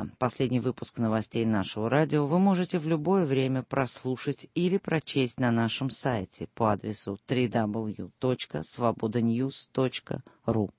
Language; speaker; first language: Russian; native; Russian